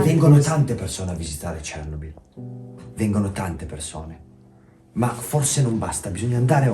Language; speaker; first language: Italian; native; Italian